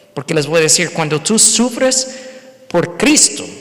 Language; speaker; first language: Spanish; non-native, fluent; English